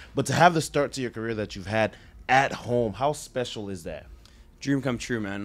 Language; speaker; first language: English; native; English